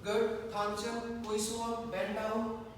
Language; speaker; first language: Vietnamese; non-native, learner; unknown